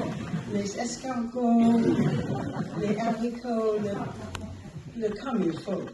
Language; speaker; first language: French; non-native, fluent; English